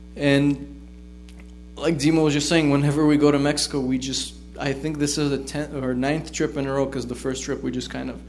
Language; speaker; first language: English; native; English